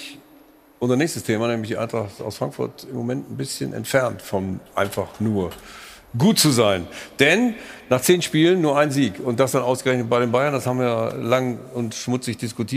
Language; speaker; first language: German; native; German